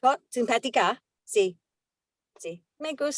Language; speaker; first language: Spanish; non-native, learner; English